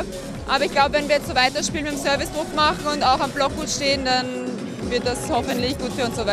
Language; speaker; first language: German; native; German